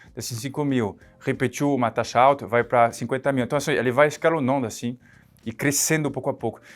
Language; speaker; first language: Portuguese; non-native, fluent; French